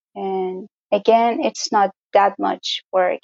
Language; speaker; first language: English; non-native, fluent; Persian